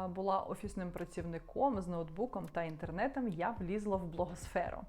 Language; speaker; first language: Ukrainian; non-native, local second language; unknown